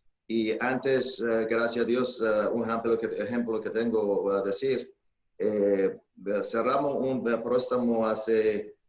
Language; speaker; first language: Spanish; non-native, fluent; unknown